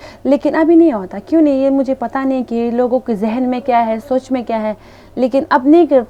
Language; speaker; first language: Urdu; non-native, local second language; Pashto